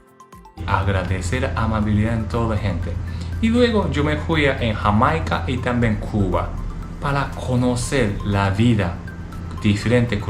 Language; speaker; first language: Spanish; non-native, learner; Japanese